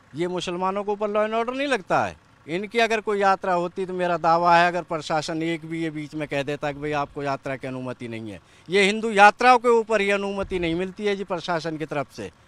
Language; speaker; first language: Hindi; native; Hindi